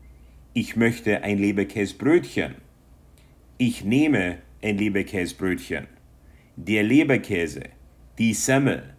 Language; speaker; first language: German; non-native, fluent; English